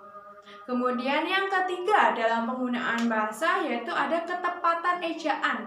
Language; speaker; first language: Indonesian; native; Indonesian